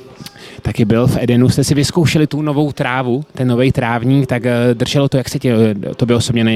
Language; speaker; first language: Czech; native; Czech